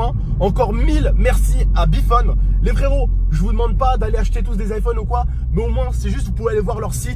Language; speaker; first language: French; native; French